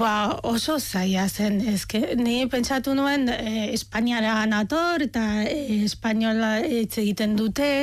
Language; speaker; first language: Basque; non-native, fluent; Arabic